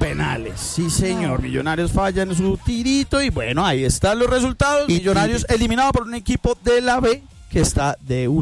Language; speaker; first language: Spanish; native; Spanish